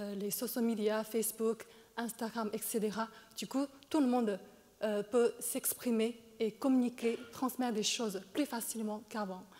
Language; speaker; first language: French; non-native, fluent; Chinese